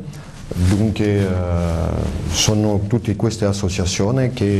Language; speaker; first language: Italian; early bilingual, heritage; French